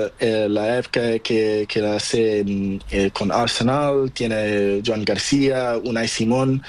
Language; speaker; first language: Spanish; non-native, learner; Portuguese